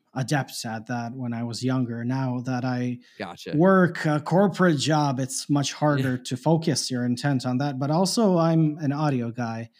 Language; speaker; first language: English; native; English